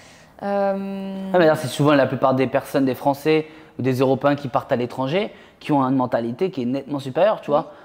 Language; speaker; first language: French; native; French